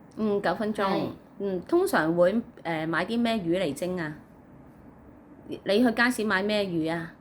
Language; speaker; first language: Cantonese; native; Cantonese